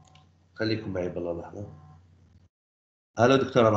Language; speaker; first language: Arabic; native; Arabic